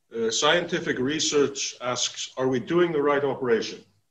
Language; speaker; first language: English; non-native, fluent; Icelandic